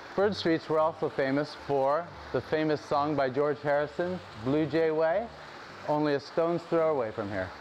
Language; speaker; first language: English; native; English